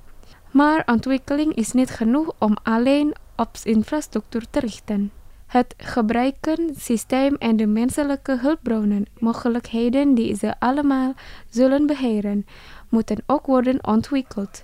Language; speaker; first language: Dutch; non-native, fluent; Indonesian